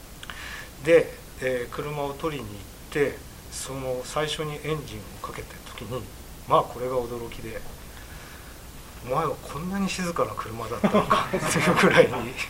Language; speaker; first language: Japanese; native; Japanese